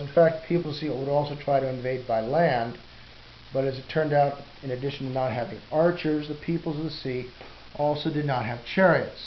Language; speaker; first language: English; native; English